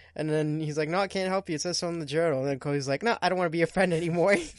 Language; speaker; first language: English; non-native, fluent; Portuguese